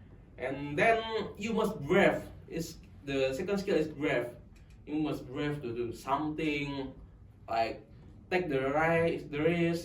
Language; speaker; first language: English; non-native, local second language; Indonesian